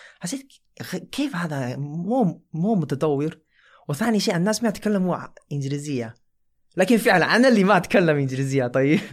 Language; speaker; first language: Arabic; non-native, fluent; Chinese